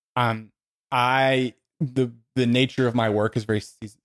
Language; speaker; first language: English; native; English